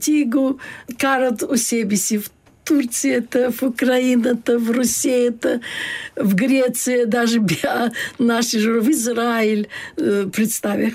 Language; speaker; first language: Bulgarian; early bilingual, heritage; Bulgarian